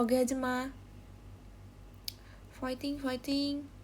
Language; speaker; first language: Korean; non-native, learner; Indonesian